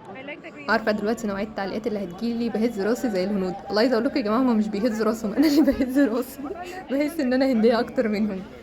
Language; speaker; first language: Arabic; native; Arabic